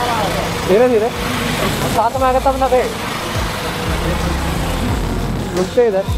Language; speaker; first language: Hindi; native; Hindi